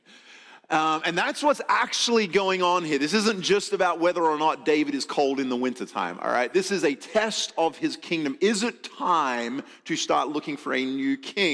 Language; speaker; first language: English; native; English